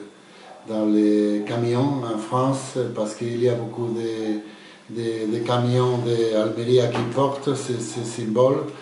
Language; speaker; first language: French; non-native, fluent; Spanish